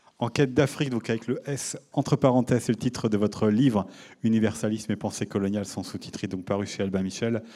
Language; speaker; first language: French; native; French